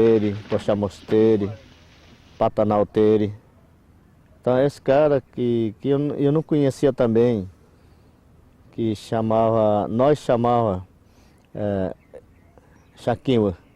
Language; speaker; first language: Portuguese; non-native, local second language; Yanomámi